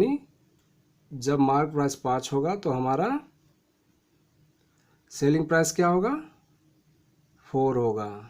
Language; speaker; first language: Hindi; native; Hindi